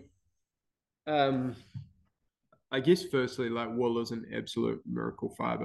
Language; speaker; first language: English; native; English